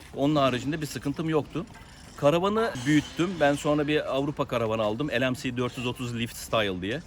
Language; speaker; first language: Turkish; early bilingual, heritage; Turkish